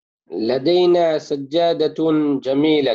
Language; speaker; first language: Arabic; non-native, learner; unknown